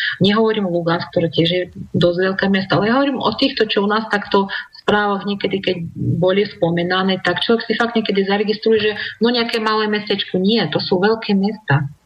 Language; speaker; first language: Slovak; non-native, fluent; Russian